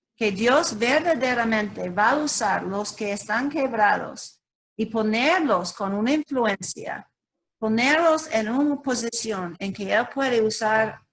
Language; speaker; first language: Spanish; non-native, learner; English